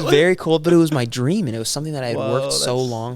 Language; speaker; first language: English; native; English